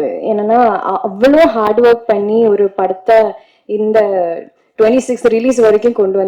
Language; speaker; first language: Tamil; non-native, learner; Malayalam